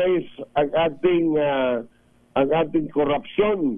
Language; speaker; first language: Filipino; native; Filipino